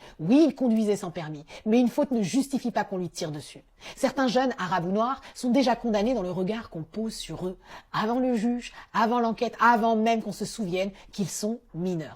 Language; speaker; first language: French; native; French